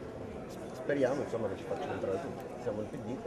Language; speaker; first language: Italian; native; Italian